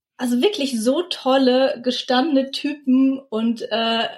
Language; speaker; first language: German; early bilingual, other home language; Russian